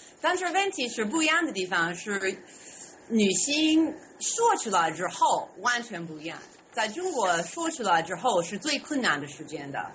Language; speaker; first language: Chinese; non-native, learner; English